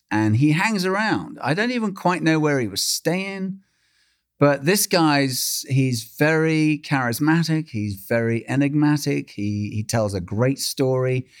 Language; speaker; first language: English; native; English